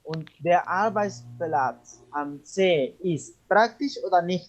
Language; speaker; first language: German; non-native, fluent; Spanish